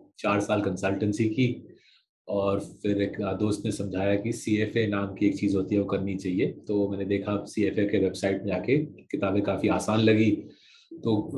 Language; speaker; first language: Hindi; non-native, local second language; Bangla